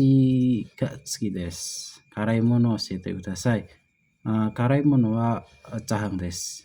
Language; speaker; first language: Japanese; non-native, learner; Indonesian